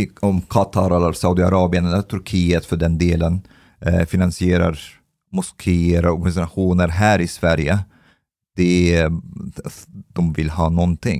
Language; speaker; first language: Swedish; early bilingual, other home language; Arabic